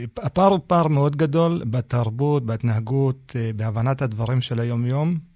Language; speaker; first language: Hebrew; early bilingual, other home language; Arabic